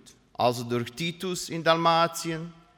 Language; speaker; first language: German; non-native, learner; Croatian